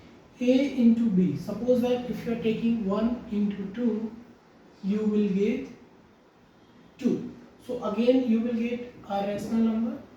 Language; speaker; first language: English; non-native, local second language; Hindi